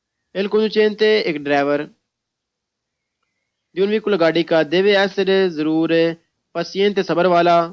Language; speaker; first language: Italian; non-native, learner; Urdu